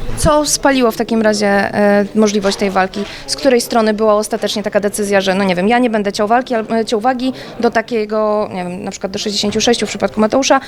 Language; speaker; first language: Polish; native; Polish